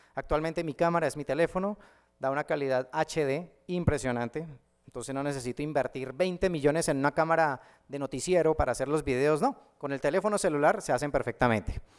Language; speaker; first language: Spanish; native; Spanish